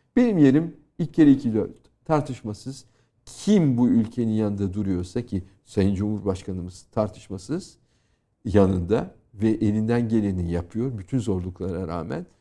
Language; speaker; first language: Turkish; native; Turkish